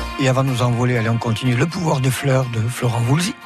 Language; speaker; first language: French; native; French